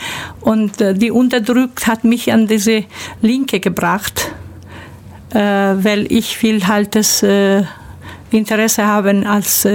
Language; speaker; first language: German; early bilingual, other home language; Turkish